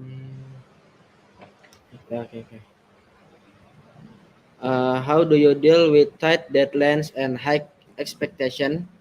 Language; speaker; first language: English; non-native, learner; Indonesian